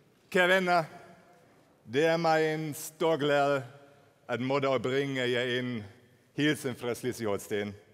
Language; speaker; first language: Danish; non-native, fluent; German